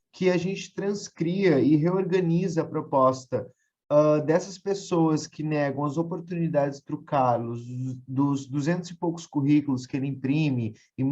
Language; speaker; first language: Portuguese; native; Portuguese